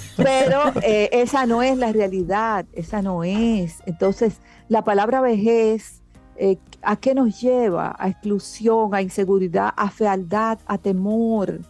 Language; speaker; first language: Spanish; native; Spanish